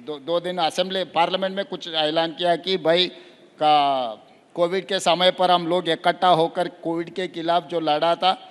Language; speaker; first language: Hindi; non-native, local second language; Telugu